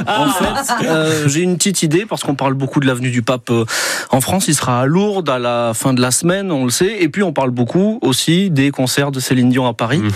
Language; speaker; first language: French; native; French